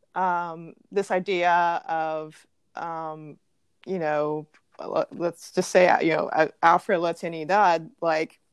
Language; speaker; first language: English; native; English